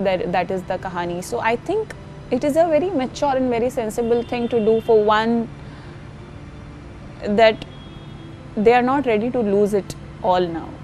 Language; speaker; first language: English; non-native, local second language; Hindi